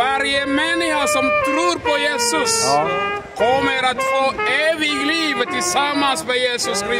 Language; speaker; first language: Swedish; non-native, learner; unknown